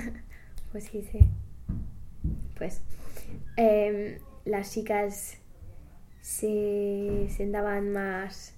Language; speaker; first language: Spanish; non-native, learner; English